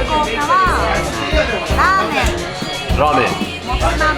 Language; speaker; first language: Japanese; native; Japanese